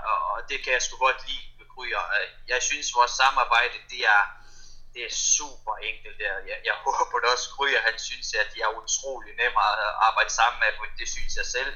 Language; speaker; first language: Danish; early bilingual, other home language; Russian